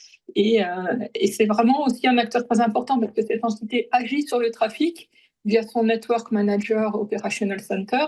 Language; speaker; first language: French; native; French